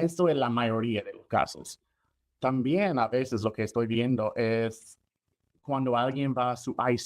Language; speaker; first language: Spanish; non-native, fluent; English